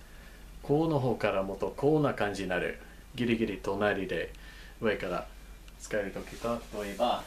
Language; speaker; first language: Japanese; non-native, learner; English